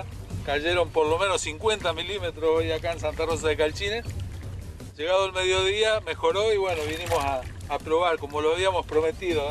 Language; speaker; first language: Spanish; native; Spanish